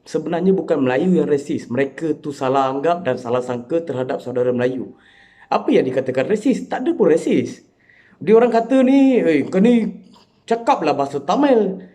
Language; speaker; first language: Malay; non-native, local second language; Tamil